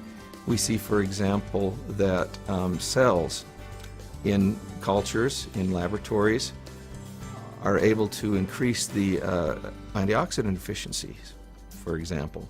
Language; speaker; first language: English; native; English